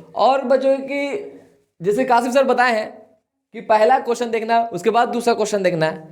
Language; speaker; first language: Hindi; native; Hindi